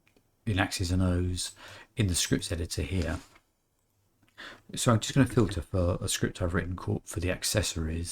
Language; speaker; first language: English; native; English